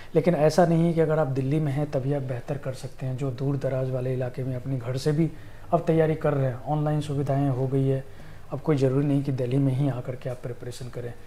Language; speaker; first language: Hindi; native; Hindi